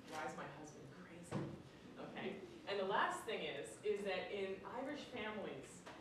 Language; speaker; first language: English; native; English